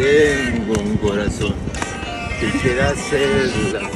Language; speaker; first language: Spanish; native; Spanish